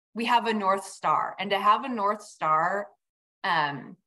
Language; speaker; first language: English; native; English